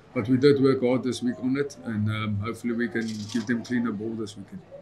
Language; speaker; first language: English; non-native, local second language; Afrikaans